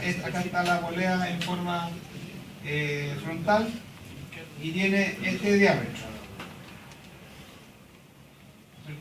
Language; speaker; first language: Spanish; native; Spanish